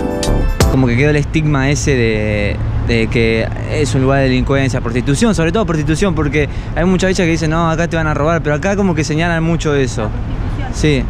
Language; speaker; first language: Spanish; native; Spanish